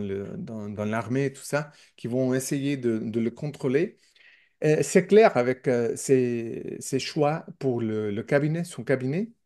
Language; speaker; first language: French; non-native, learner; English